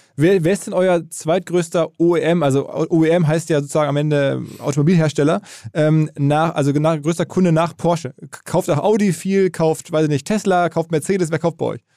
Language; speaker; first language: German; native; German